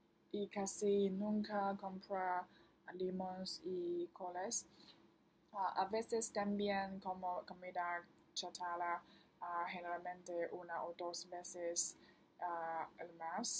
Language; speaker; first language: Spanish; non-native, learner; Chinese